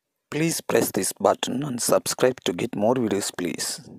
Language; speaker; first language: English; non-native, local second language; Telugu